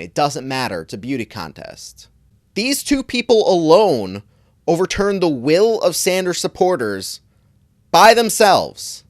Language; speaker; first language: English; native; English